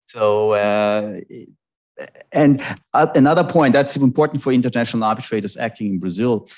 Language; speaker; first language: English; non-native, fluent; German